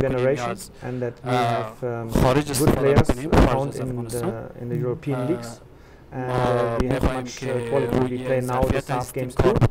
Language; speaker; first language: English; non-native, fluent; German